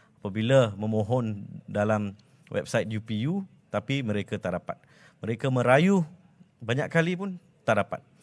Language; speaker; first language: Malay; non-native, local second language; Tamil